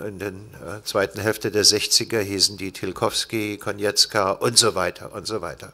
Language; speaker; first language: German; native; German